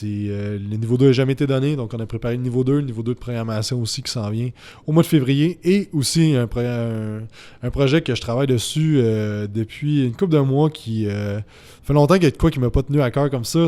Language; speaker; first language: French; native; French